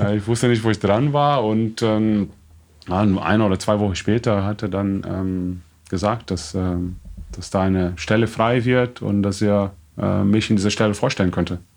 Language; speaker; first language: German; non-native, fluent; Portuguese